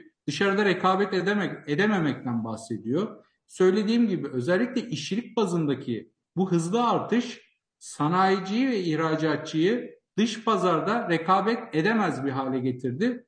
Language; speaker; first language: Turkish; native; Turkish